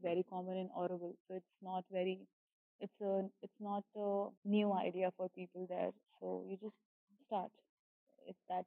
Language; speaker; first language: English; non-native, local second language; Hindi